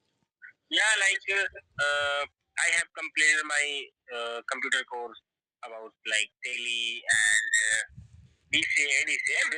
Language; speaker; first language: English; non-native, learner; Hindi